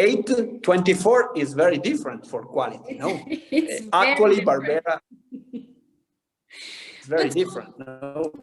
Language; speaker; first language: English; non-native, learner; Italian